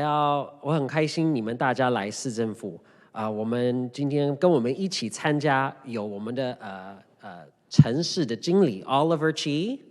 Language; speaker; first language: Chinese; early bilingual, heritage; English